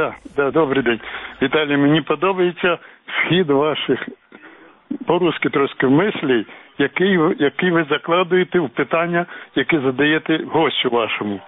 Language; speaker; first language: Ukrainian; native; Ukrainian